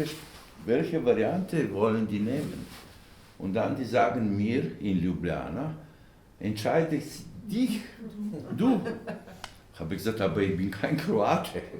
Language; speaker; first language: German; non-native, learner; Slovenian